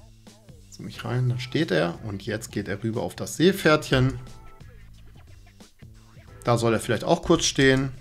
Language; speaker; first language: German; native; German